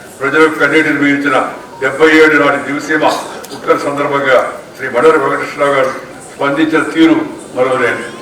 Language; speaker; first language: Telugu; native; Telugu